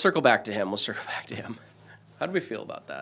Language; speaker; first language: English; native; English